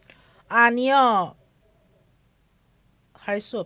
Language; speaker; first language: Korean; non-native, learner; Cantonese